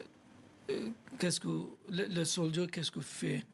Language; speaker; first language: French; non-native, learner; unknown